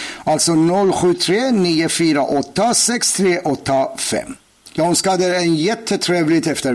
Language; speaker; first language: Swedish; non-native, fluent; Persian